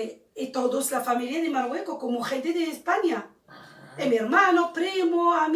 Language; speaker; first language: Spanish; non-native, learner; Arabic